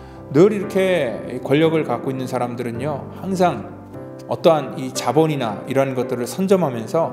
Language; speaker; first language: Korean; native; Korean